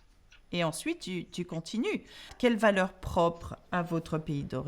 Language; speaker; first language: French; non-native, fluent; English